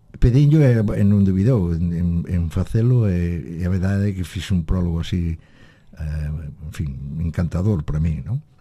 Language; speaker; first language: Galician; native; Galician